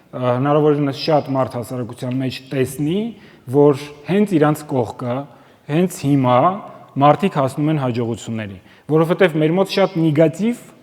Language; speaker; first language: Armenian; early bilingual, heritage; Armenian